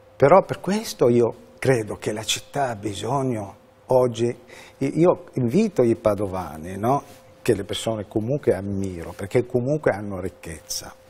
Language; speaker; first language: Italian; non-native, fluent; Arabic